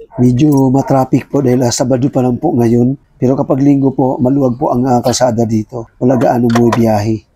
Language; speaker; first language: Filipino; non-native, local second language; Cebuano